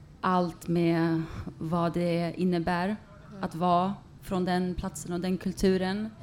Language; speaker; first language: Swedish; early bilingual, other home language; Kurdish